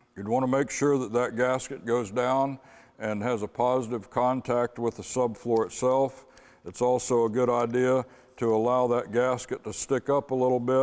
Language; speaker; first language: English; native; English